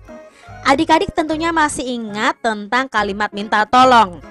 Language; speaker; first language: Indonesian; native; Indonesian